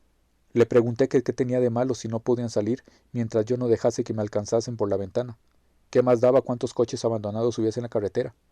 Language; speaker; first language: Spanish; native; Spanish